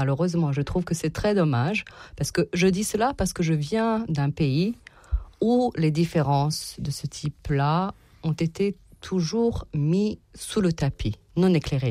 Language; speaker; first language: French; non-native, fluent; Serbian